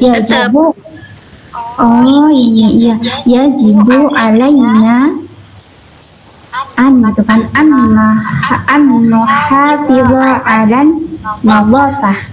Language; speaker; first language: Arabic; non-native, learner; Indonesian